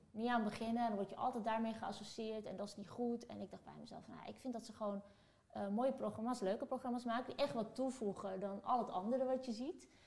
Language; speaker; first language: Dutch; early bilingual, other home language; Turkish